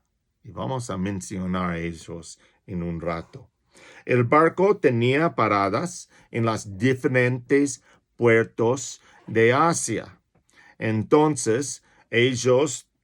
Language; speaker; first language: Spanish; non-native, fluent; English